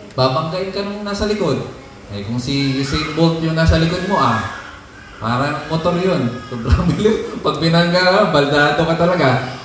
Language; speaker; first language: Filipino; non-native, local second language; Cebuano